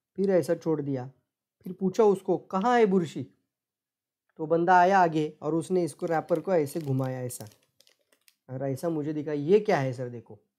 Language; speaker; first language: Hindi; non-native, local second language; Marathi